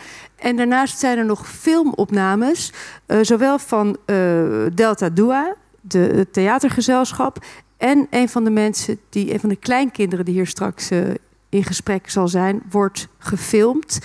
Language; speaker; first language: Dutch; native; Dutch